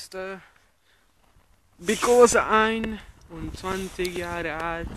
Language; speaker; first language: German; non-native, learner; Hungarian